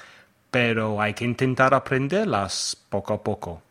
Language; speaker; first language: Spanish; non-native, fluent; English